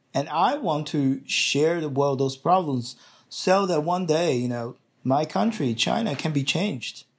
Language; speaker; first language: English; non-native, fluent; Chinese